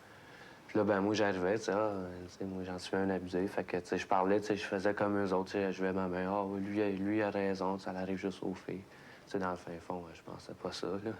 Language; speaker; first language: French; native; French